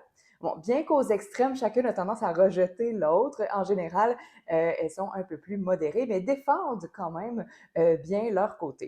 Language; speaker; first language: French; native; French